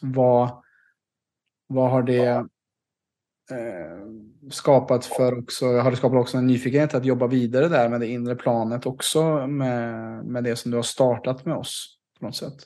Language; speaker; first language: Swedish; native; Swedish